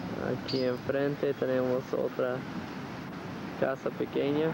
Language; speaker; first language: Spanish; non-native, fluent; English